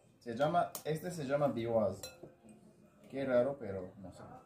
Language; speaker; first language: Spanish; non-native, learner; Arabic